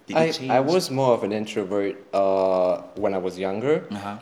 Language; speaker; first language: English; non-native, fluent; German